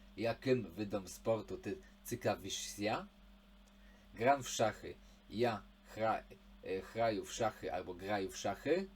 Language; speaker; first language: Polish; native; Polish